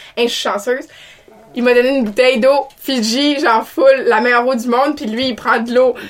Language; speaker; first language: French; native; French